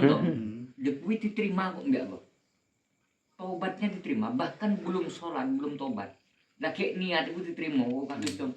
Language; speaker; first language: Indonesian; non-native, local second language; Javanese